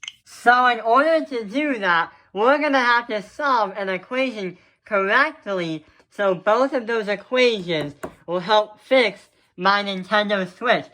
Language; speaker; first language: English; native; English